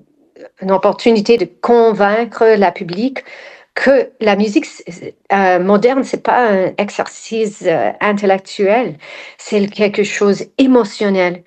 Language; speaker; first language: French; non-native, fluent; English